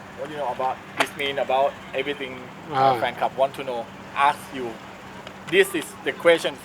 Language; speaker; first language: English; non-native, learner; Thai